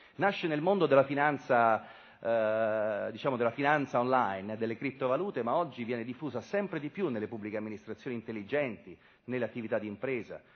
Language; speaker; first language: Italian; native; Italian